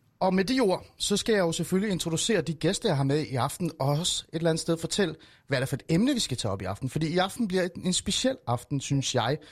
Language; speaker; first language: Danish; early bilingual, other home language; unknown